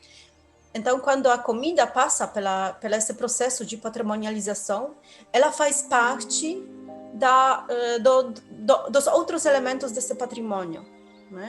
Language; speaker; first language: Portuguese; non-native, fluent; Polish